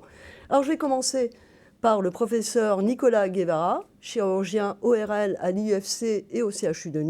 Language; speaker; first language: French; native; French